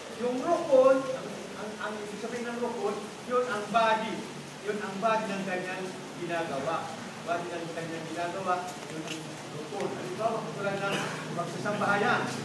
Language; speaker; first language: Filipino; non-native, local second language; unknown